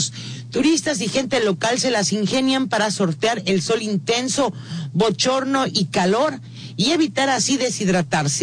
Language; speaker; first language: Spanish; native; Spanish